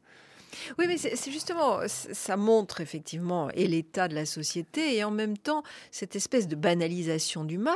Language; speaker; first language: French; native; French